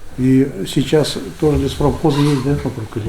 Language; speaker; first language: Russian; native; Russian